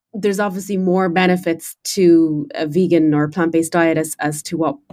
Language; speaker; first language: English; native; English